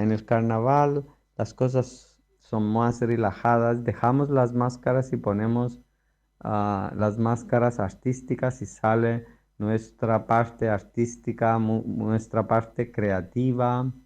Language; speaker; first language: Spanish; non-native, fluent; Greek